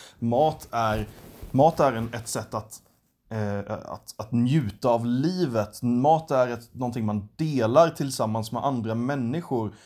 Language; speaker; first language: Swedish; native; Swedish